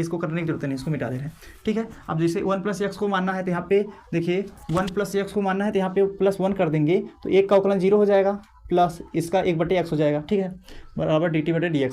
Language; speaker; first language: Hindi; native; Hindi